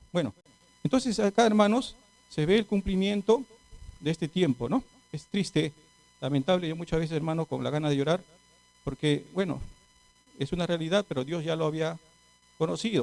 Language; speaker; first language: Spanish; native; Spanish